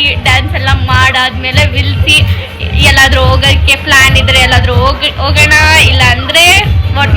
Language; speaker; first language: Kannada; non-native, local second language; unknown